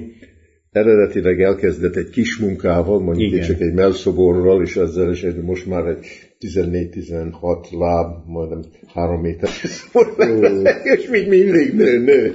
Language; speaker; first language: Hungarian; early bilingual, heritage; Hungarian